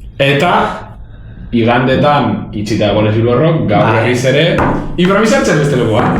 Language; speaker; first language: Basque; non-native, local second language; Spanish